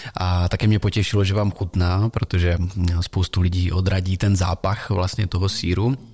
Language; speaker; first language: Czech; native; Czech